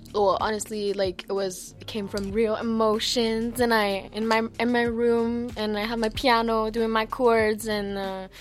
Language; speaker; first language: English; early bilingual, other home language; French